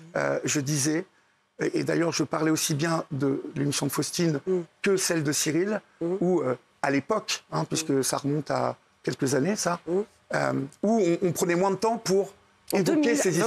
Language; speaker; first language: French; native; French